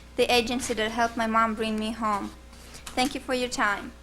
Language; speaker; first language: English; early bilingual, other home language; Russian